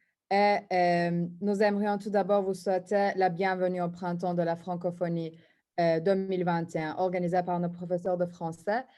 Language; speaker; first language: French; non-native, fluent; Turkish